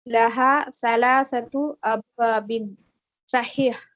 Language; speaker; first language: Arabic; non-native, learner; Tamil